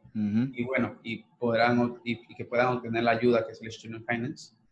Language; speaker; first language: Spanish; native; Spanish